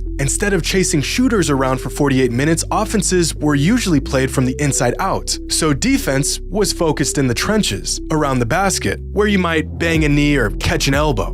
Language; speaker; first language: English; native; English